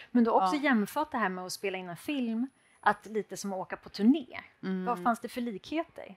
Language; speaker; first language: Swedish; native; Swedish